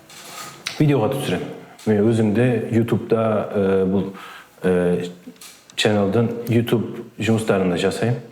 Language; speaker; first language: Kazakh; early bilingual, heritage; Kazakh